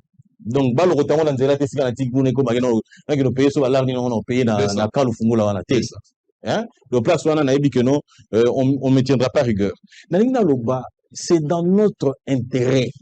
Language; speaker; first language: French; non-native, local second language; Lingala